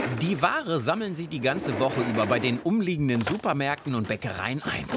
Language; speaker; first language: German; native; German